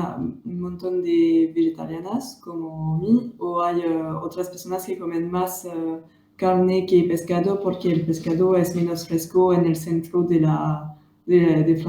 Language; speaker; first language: Spanish; non-native, learner; French